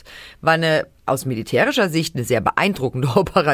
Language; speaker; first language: German; native; German